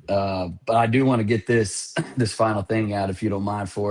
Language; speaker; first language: English; native; English